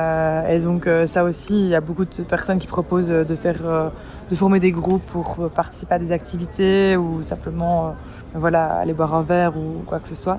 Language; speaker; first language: French; native; French